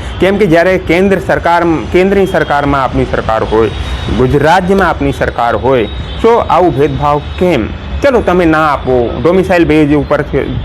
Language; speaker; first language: Gujarati; non-native, local second language; Hindi